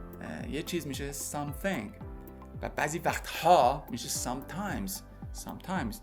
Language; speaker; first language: Persian; native; Persian